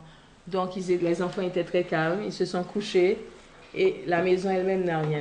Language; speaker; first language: French; non-native, local second language; Haitian Creole